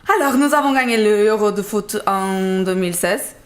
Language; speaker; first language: French; non-native, learner; Portuguese